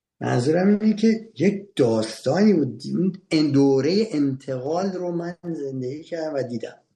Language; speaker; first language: Persian; native; Persian